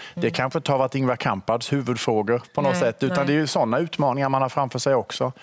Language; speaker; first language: Swedish; native; Swedish